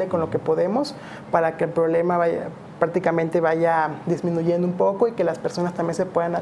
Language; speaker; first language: Spanish; native; Spanish